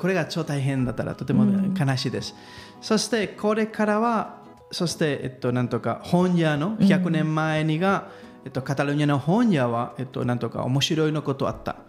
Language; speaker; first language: Japanese; non-native, learner; Catalan